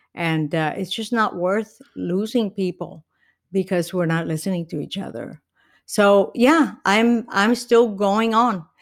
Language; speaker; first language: English; non-native, fluent; Spanish